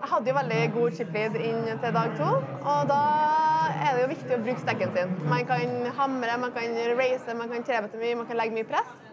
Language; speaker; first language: Norwegian; native; Norwegian